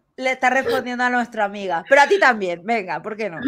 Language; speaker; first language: Spanish; native; Spanish